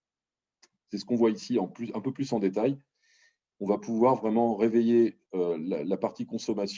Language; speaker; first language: French; native; French